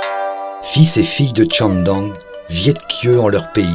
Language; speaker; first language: French; native; French